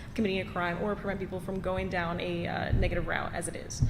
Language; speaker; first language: English; early bilingual, other home language; Italian